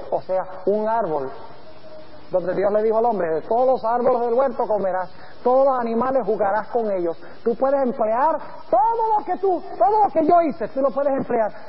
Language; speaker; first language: Spanish; early bilingual, other home language; English